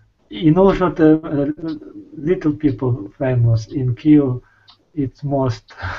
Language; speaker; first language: English; non-native, learner; Ukrainian